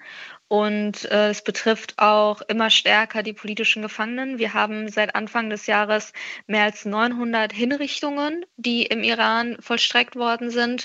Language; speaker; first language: German; early bilingual, other home language; Persian